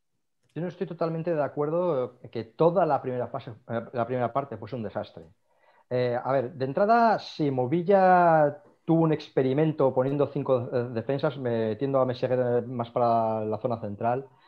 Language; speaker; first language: Spanish; native; Spanish